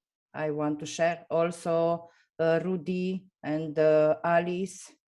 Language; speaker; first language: English; non-native, fluent; Romanian